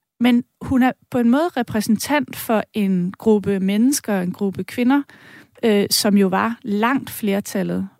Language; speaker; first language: Danish; native; Danish